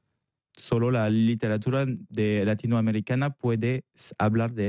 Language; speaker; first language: Spanish; non-native, learner; French